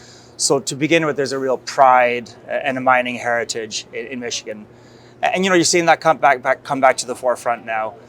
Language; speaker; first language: English; native; English